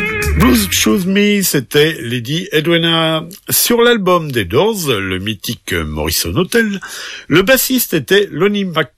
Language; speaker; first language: French; native; French